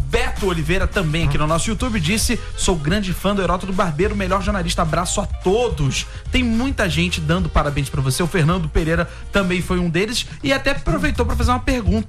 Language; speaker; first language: Portuguese; native; Portuguese